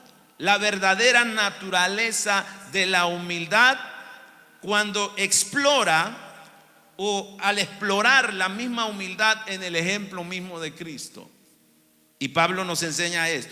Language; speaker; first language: Spanish; native; Spanish